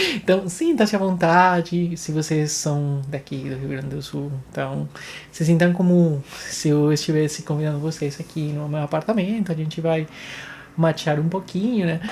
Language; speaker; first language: Portuguese; non-native, fluent; Spanish